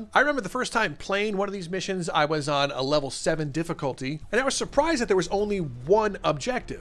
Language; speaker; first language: English; native; English